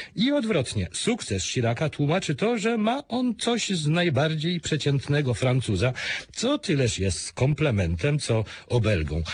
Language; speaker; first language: Polish; native; Polish